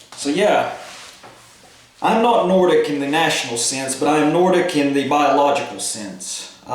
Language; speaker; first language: English; native; English